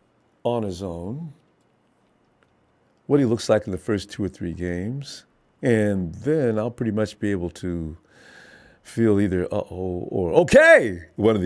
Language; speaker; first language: English; native; English